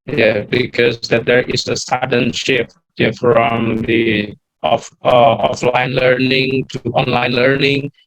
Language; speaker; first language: English; non-native, fluent; Indonesian